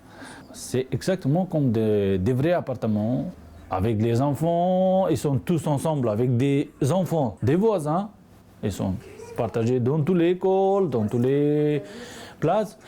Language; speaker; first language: French; non-native, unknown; Romany